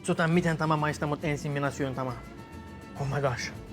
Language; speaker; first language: Finnish; non-native, learner; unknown